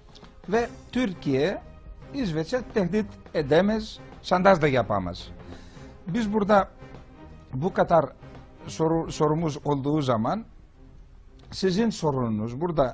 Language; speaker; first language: Turkish; non-native, fluent; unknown